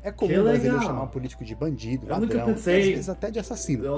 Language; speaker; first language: Portuguese; native; Portuguese